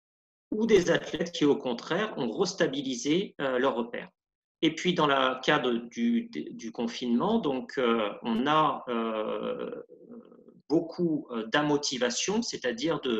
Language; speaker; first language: French; native; French